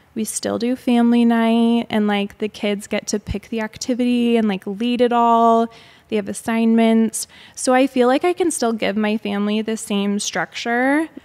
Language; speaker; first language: English; native; English